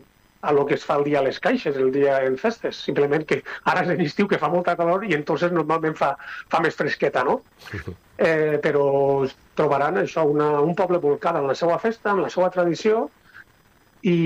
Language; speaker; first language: Catalan; native; Catalan